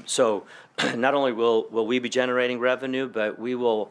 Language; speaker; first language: English; early bilingual, other home language; Spanish